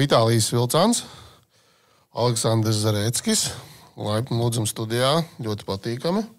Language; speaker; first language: Latvian; native; Latvian